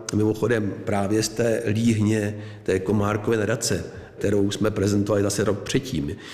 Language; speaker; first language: Czech; native; Czech